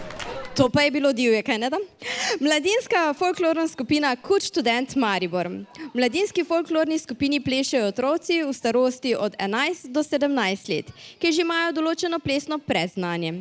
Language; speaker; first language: Slovenian; native; Slovenian